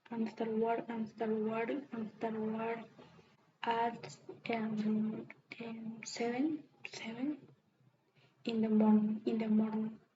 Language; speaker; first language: English; non-native, learner; Spanish